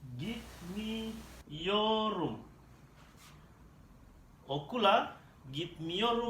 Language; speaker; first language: Turkish; non-native, learner; Indonesian